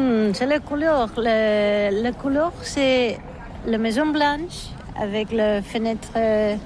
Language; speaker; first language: French; non-native, learner; Catalan